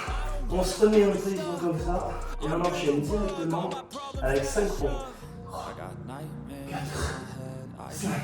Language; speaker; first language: French; native; French